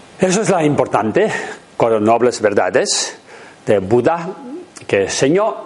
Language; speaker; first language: Spanish; non-native, learner; Tibetan